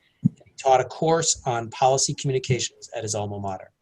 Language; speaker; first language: English; native; English